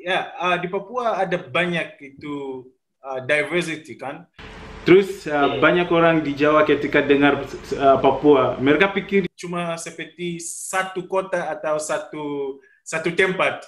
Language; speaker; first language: Indonesian; non-native, fluent; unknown